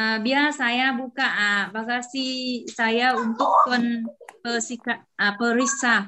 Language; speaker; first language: Indonesian; non-native, learner; Vietnamese